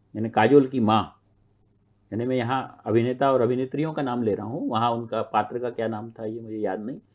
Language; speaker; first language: Hindi; native; Hindi